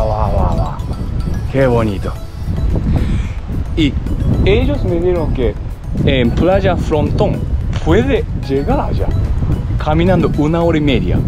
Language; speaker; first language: Spanish; non-native, learner; Japanese